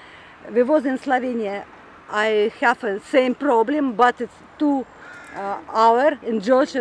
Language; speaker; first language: English; non-native, learner; Russian